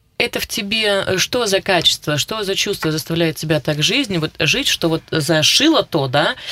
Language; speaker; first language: Russian; native; Russian